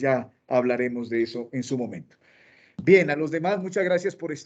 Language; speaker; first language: Spanish; native; Spanish